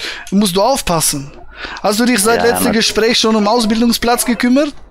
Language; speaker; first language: German; native; German